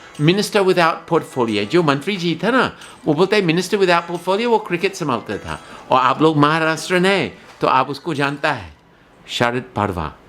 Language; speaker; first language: Hindi; non-native, fluent; English